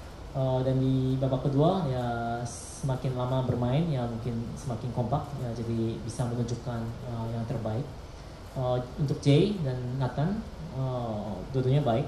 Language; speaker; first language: Indonesian; non-native, fluent; Korean